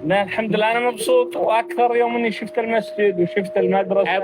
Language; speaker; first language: Arabic; native; Arabic